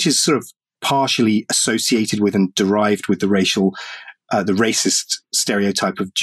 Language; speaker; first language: English; native; English